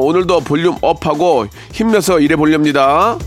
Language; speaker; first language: Korean; native; Korean